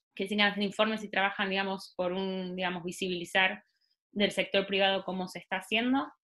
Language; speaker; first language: Spanish; native; Spanish